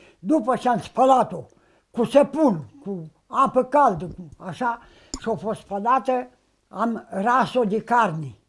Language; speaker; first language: Romanian; native; Romanian